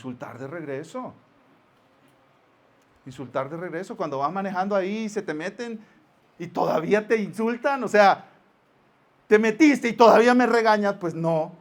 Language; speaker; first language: Spanish; native; Spanish